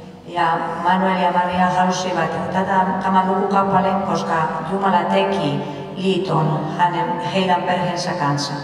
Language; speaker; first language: Finnish; non-native, fluent; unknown